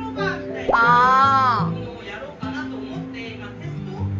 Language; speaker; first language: Japanese; non-native, fluent; Korean